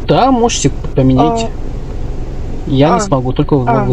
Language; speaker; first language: Russian; non-native, local second language; Kyrgyz